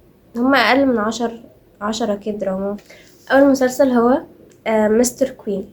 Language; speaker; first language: Arabic; native; Arabic